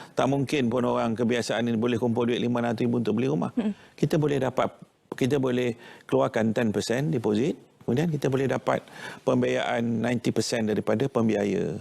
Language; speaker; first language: Malay; native; Malay